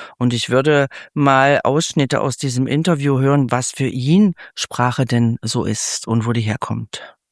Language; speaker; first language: German; native; German